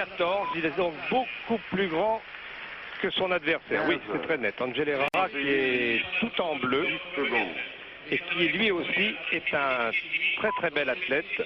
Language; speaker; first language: French; native; French